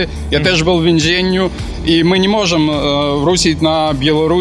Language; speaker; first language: Polish; non-native, learner; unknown